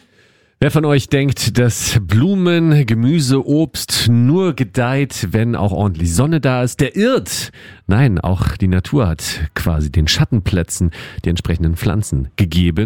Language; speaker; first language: German; native; German